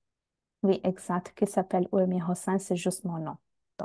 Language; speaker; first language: French; non-native, fluent; Bangla